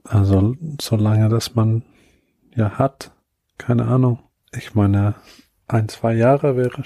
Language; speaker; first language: German; non-native, fluent; Bulgarian